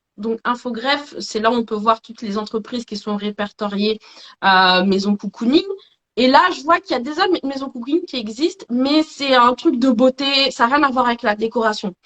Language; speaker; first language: French; native; French